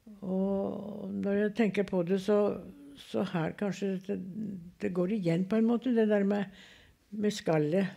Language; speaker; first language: Norwegian; native; Norwegian